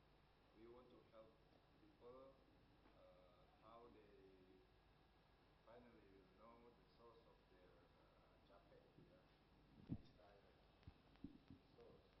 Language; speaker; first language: English; non-native, fluent; Indonesian